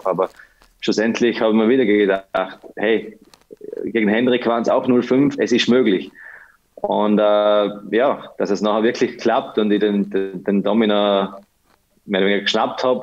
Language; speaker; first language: German; native; German